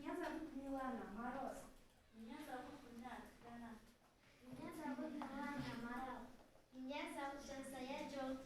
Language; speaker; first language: Russian; non-native, learner; Kazakh